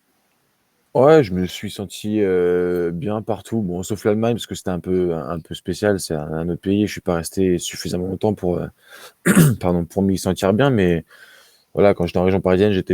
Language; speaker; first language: French; native; French